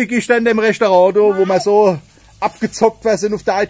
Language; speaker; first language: German; native; German